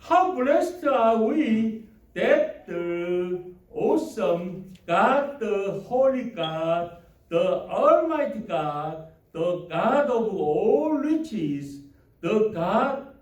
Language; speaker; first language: English; non-native, learner; Korean